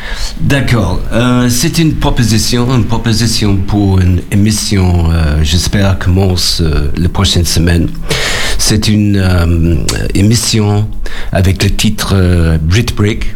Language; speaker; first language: French; non-native, learner; English